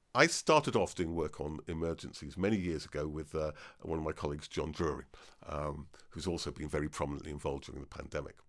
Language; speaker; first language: English; native; English